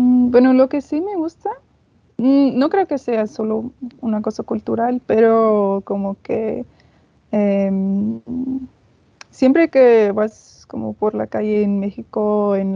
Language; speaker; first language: Spanish; non-native, fluent; English